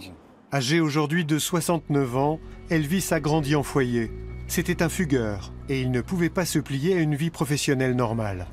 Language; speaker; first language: French; native; French